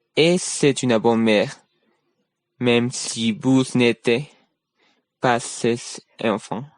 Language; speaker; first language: French; non-native, learner; Spanish